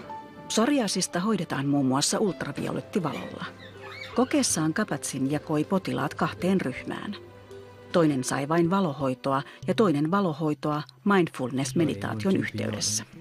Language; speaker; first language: Finnish; native; Finnish